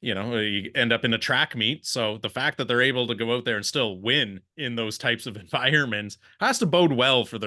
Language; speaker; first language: English; native; English